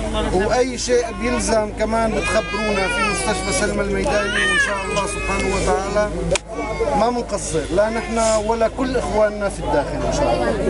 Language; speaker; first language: Arabic; native; Arabic